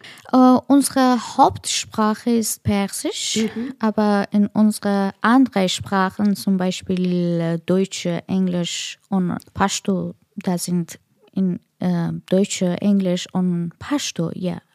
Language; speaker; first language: German; non-native, learner; Persian